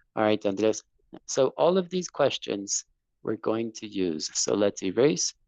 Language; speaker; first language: English; non-native, fluent; Spanish